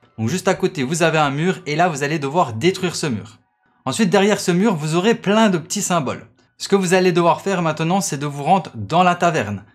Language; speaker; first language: French; native; French